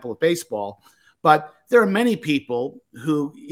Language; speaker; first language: English; native; English